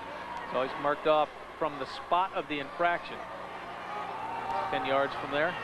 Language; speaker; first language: English; native; English